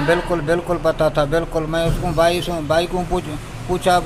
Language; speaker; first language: Hindi; non-native, local second language; Baluchi